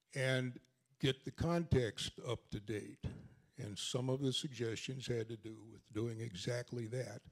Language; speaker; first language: English; native; English